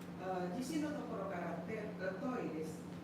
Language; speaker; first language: Japanese; non-native, learner; Indonesian